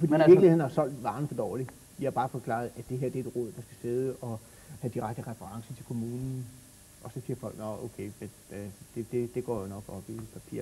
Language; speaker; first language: Danish; native; Danish